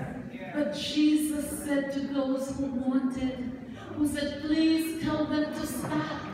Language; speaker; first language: English; native; English